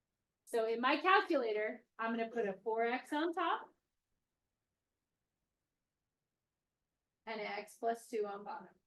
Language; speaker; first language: English; native; English